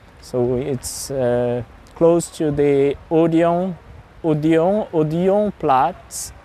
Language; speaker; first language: English; non-native, fluent; Portuguese